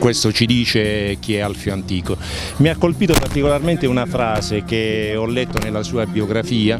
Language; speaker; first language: Italian; native; Italian